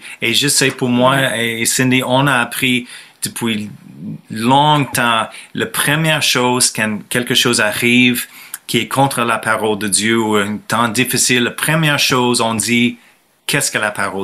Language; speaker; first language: French; non-native, fluent; English